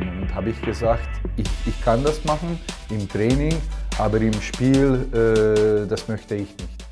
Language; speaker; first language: German; non-native, learner; Hungarian